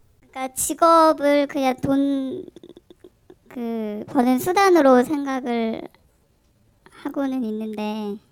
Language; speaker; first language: Korean; native; Korean